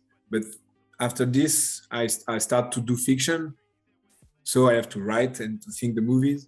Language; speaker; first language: English; non-native, learner; French